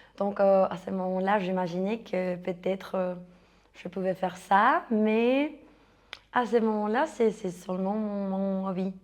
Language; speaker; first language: French; non-native, fluent; Spanish